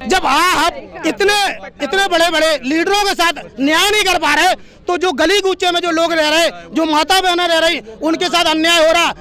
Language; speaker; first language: Hindi; native; Hindi